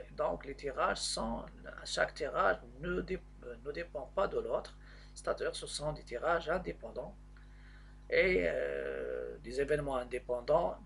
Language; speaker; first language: French; non-native, local second language; Arabic